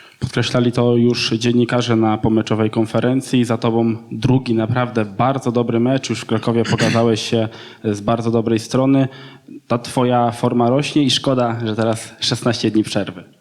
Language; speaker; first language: Polish; native; Polish